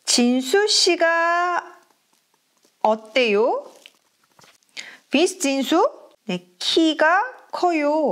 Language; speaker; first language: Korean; non-native, learner; German